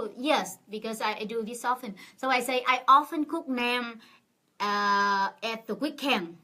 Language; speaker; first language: English; non-native, fluent; Vietnamese